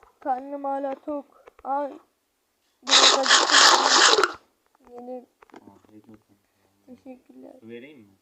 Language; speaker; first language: Turkish; native; Turkish